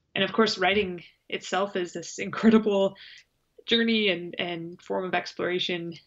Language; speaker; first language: English; native; English